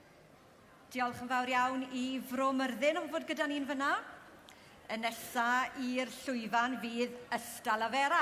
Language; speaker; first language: Welsh; native; Welsh